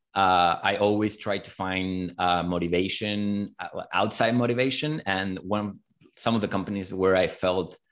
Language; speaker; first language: English; non-native, fluent; Spanish